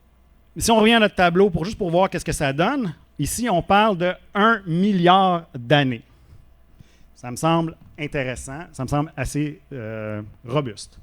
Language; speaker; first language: French; native; French